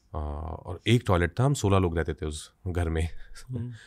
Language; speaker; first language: Hindi; native; Hindi